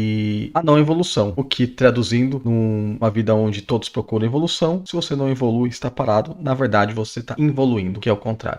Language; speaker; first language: Portuguese; native; Portuguese